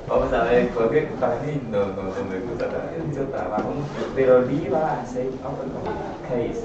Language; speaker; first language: Spanish; non-native, learner; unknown